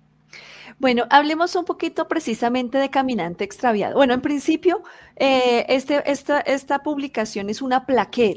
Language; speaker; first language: Spanish; native; Spanish